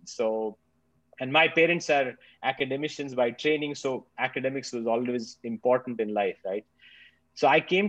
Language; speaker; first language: English; non-native, local second language; Marathi